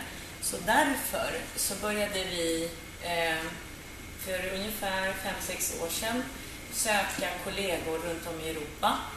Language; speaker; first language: Swedish; native; Swedish